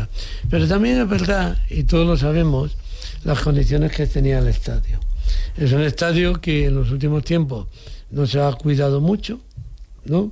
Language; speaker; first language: Spanish; native; Spanish